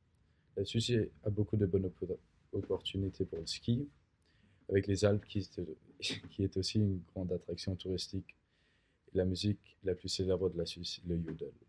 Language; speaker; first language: French; non-native, learner; Danish